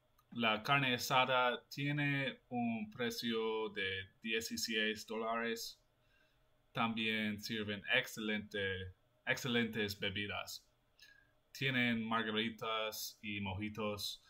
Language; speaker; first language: Spanish; non-native, learner; English